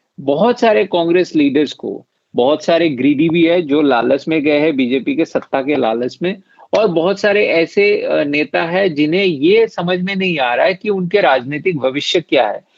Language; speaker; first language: Hindi; non-native, local second language; Assamese